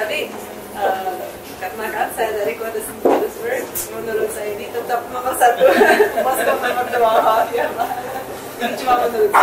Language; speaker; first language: Indonesian; non-native, fluent; Russian